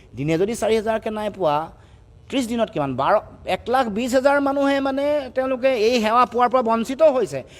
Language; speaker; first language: Assamese; native; Assamese